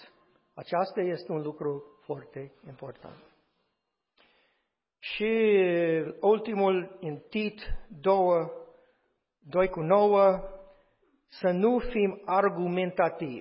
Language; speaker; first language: Romanian; non-native, fluent; English